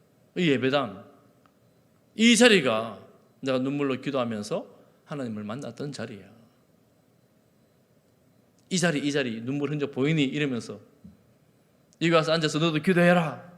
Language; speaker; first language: Korean; native; Korean